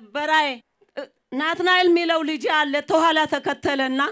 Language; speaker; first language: Amharic; native; Amharic